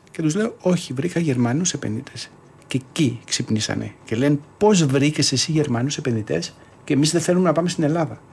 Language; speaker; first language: Greek; early bilingual, heritage; Greek